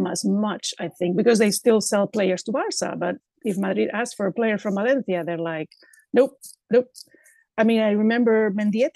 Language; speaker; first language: English; non-native, fluent; Spanish